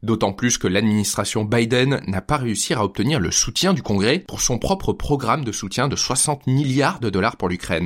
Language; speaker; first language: French; native; French